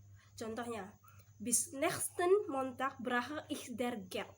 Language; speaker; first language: German; non-native, learner; Indonesian